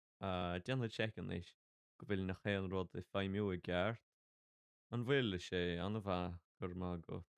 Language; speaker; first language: Irish; native; Irish